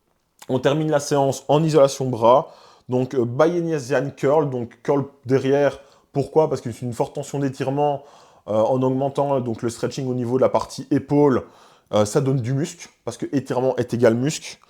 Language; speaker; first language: French; native; French